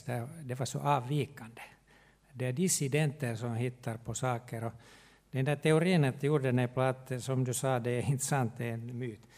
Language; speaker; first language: Swedish; non-native, local second language; Finnish